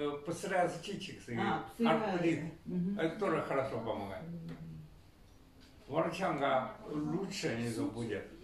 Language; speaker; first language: Russian; non-native, learner; Chinese